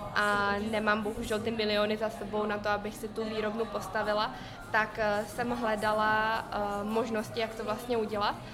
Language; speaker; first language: Czech; early bilingual, other home language; Vietnamese